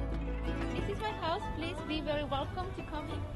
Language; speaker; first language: English; non-native, fluent; Spanish